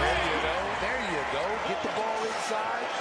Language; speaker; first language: English; native; English